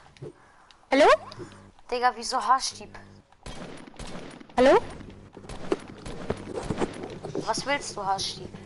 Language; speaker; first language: German; native; German